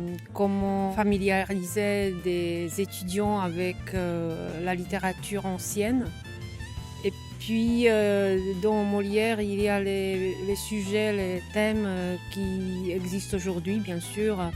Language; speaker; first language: French; non-native, fluent; Czech